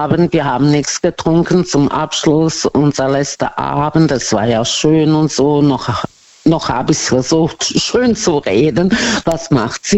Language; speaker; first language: German; non-native, fluent; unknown